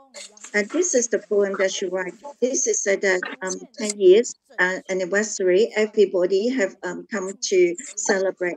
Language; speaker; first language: English; non-native, learner; Chinese